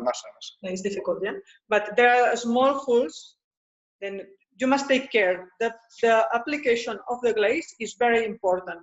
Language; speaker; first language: English; non-native, learner; Spanish